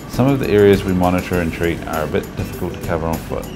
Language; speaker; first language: English; native; English